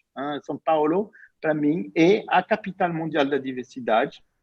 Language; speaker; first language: Portuguese; non-native, fluent; French